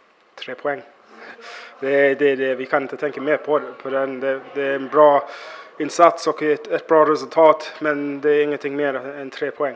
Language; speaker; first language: Swedish; non-native, fluent; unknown